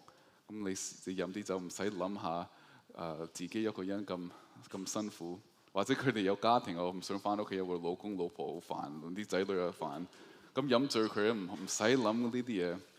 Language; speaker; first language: Cantonese; early bilingual, heritage; Cantonese